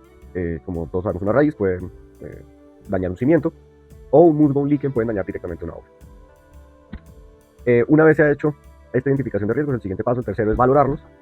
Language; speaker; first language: Spanish; native; Spanish